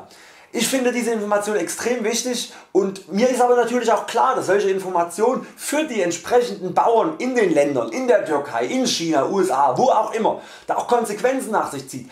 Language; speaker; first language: German; native; German